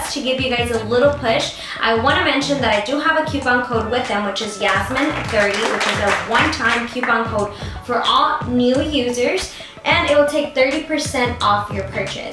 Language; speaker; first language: English; early bilingual, other home language; Spanish